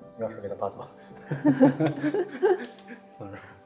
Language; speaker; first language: Chinese; native; Chinese